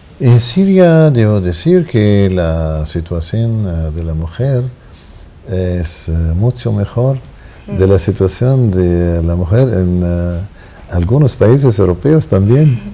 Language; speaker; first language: Spanish; non-native, fluent; Arabic